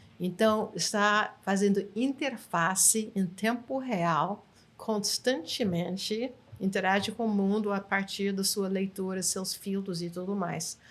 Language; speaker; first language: Portuguese; non-native, fluent; English